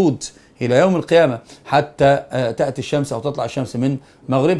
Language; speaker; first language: Arabic; native; Arabic